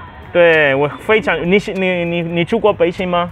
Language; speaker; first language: Chinese; non-native, learner; Spanish